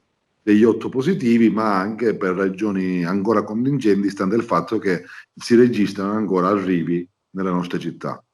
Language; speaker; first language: Italian; native; Italian